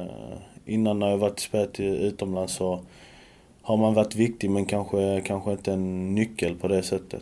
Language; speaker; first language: Swedish; early bilingual, other home language; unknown